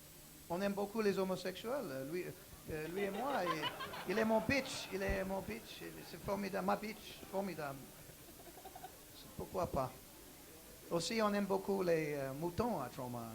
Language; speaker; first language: French; non-native, learner; English